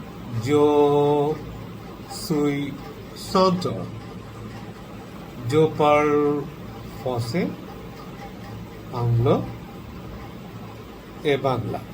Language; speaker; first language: French; non-native, learner; Bangla